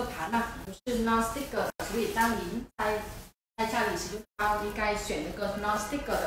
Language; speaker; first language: Chinese; non-native, fluent; Vietnamese